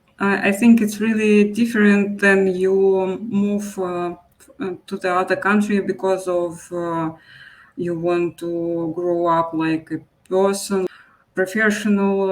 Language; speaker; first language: English; non-native, local second language; Russian